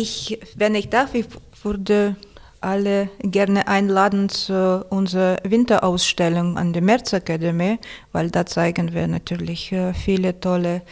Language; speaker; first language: German; non-native, fluent; Russian